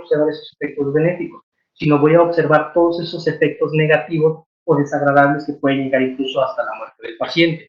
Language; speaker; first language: Spanish; native; Spanish